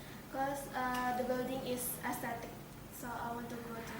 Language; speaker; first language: English; non-native, learner; Indonesian